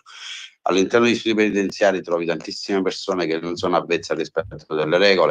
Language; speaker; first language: Italian; native; Italian